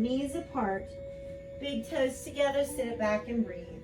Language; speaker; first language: English; native; English